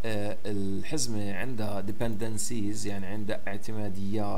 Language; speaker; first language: Arabic; native; Arabic